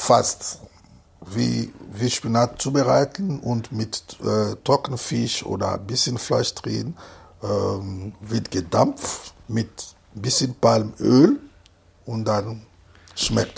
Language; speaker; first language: German; non-native, fluent; Lingala